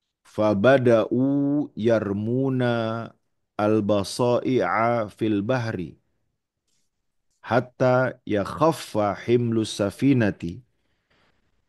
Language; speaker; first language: Arabic; non-native, learner; Indonesian